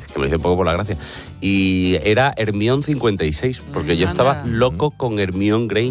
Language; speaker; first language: Spanish; native; Spanish